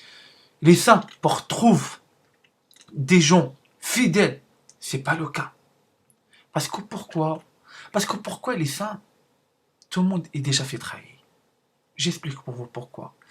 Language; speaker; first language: French; non-native, learner; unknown